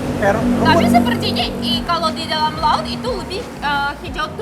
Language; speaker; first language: Indonesian; non-native, fluent; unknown